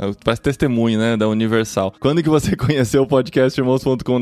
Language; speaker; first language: Portuguese; native; Portuguese